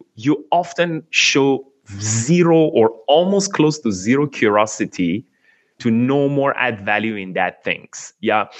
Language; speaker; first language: English; non-native, fluent; Persian